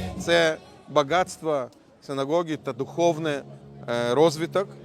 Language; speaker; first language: Ukrainian; non-native, local second language; Russian